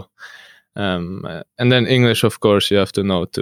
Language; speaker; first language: English; non-native, fluent; Russian